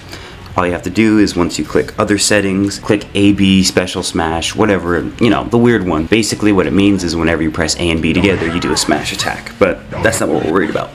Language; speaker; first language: English; native; English